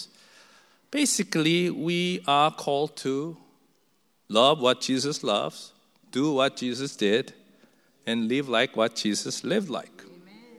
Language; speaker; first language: English; non-native, fluent; Korean